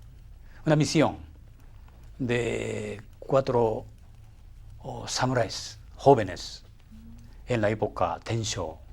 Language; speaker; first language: Spanish; non-native, fluent; Japanese